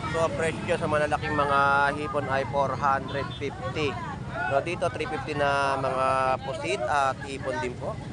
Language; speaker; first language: Filipino; native; Filipino